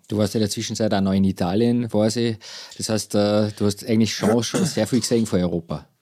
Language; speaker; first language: German; native; German